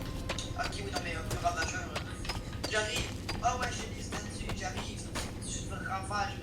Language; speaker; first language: French; native; French